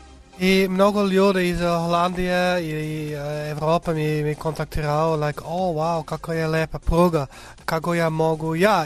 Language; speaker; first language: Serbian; non-native, learner; Dutch